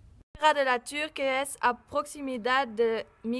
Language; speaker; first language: Spanish; non-native, learner; French